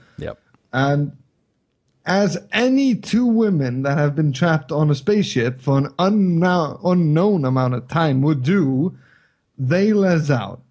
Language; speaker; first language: English; non-native, fluent; Icelandic